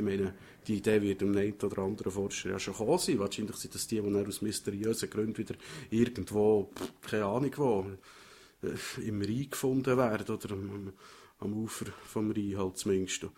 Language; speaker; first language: German; native; German